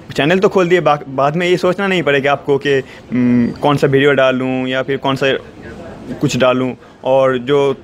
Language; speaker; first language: Hindi; native; Hindi